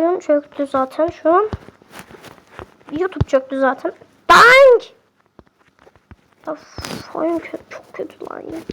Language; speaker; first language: Turkish; native; Turkish